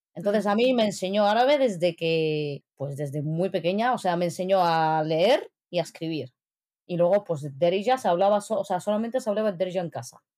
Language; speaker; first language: Spanish; native; Spanish